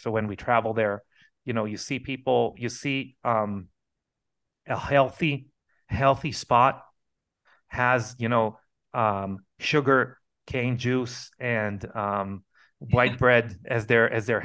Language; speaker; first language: English; non-native, fluent; Hebrew